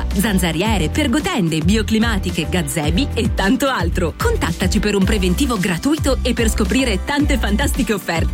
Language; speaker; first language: Italian; native; Italian